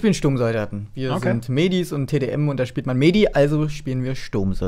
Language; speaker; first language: German; native; German